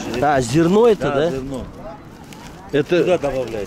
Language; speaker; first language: Russian; non-native, learner; Uzbek